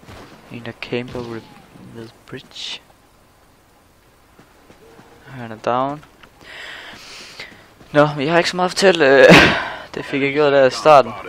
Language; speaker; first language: Danish; native; Danish